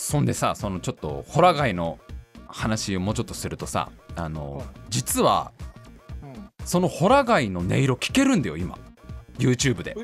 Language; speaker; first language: Japanese; native; Japanese